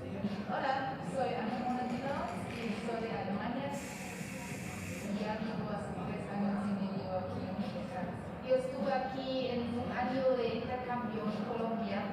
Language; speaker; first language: Spanish; non-native, fluent; German